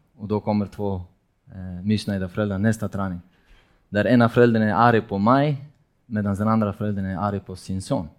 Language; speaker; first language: Swedish; non-native, fluent; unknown